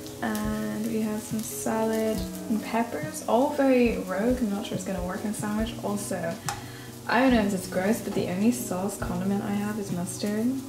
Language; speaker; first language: English; native; English